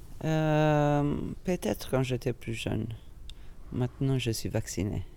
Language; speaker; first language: French; non-native, fluent; Italian